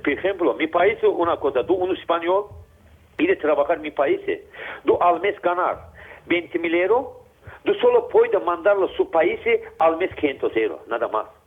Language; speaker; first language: Spanish; non-native, learner; Azerbaijani